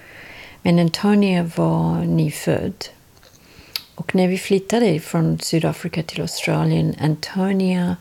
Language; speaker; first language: Swedish; non-native, fluent; English